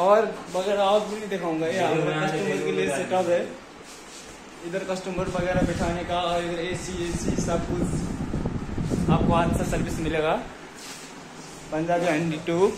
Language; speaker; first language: Hindi; non-native, local second language; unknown